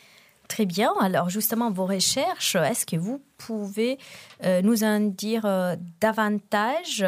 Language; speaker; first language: French; non-native, fluent; Italian